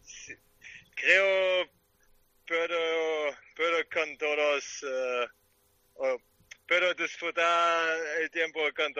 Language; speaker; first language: Spanish; non-native, learner; German